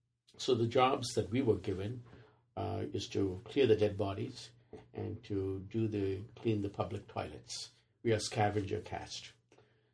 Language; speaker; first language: English; non-native, local second language; Telugu